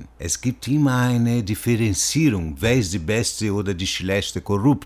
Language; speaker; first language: German; non-native, learner; Portuguese